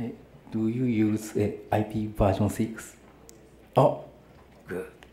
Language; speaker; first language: English; non-native, learner; Japanese